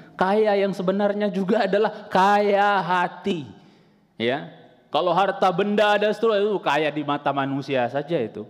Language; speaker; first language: Indonesian; non-native, local second language; Sundanese